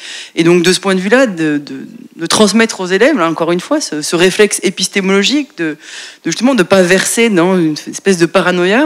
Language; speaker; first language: French; native; French